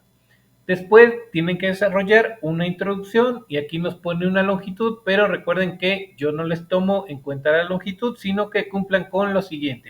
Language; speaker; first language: Spanish; native; Spanish